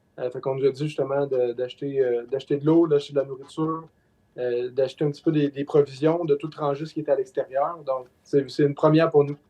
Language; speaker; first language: French; native; French